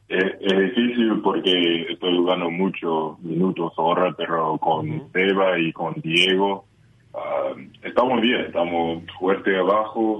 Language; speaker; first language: Spanish; non-native, learner; English